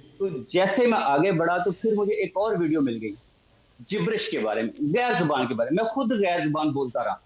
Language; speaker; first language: Urdu; non-native, local second language; Punjabi